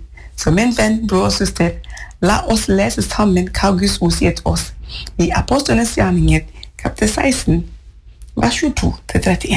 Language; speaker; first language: Norwegian; non-native, fluent; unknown